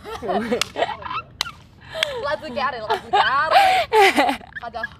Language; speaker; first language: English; non-native, learner; Korean